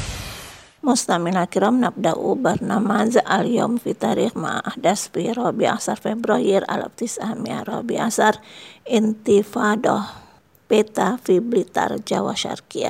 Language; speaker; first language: Arabic; non-native, fluent; Indonesian